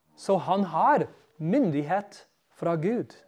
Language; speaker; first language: Norwegian; non-native, fluent; English